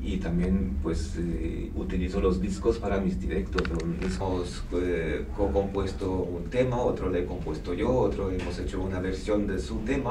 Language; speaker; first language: Spanish; non-native, fluent; Armenian